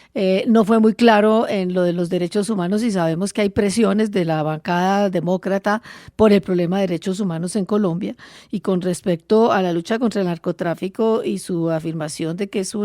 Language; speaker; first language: Spanish; native; Spanish